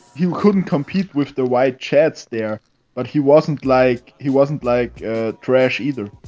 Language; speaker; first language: English; non-native, fluent; German